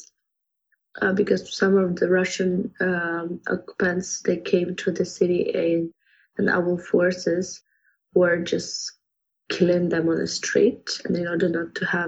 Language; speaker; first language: English; non-native, fluent; Ukrainian